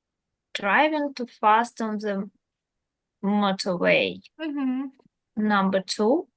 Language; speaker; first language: English; non-native, learner; Russian